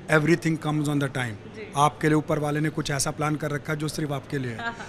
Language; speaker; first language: Hindi; native; Hindi